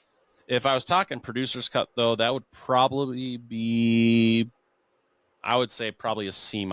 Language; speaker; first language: English; native; English